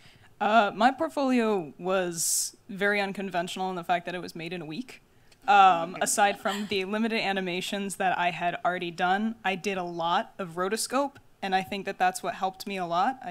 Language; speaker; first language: English; native; English